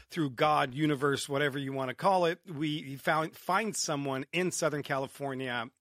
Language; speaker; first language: English; early bilingual, other home language; Romanian